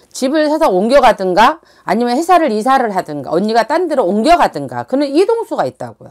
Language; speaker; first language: Korean; native; Korean